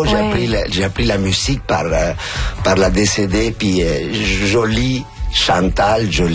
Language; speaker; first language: French; non-native, fluent; Spanish